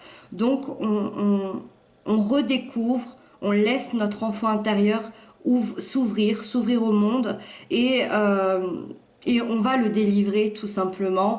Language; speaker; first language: French; native; French